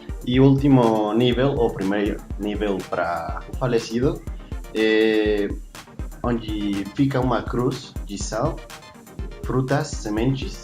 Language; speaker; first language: Portuguese; non-native, learner; Spanish